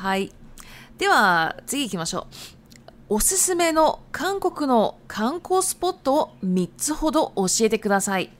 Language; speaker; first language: Japanese; non-native, fluent; Chinese